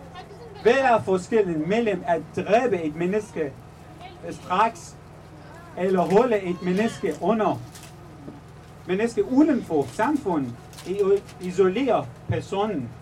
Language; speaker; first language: Danish; non-native, fluent; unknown